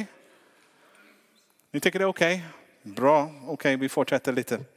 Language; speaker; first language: Swedish; non-native, fluent; English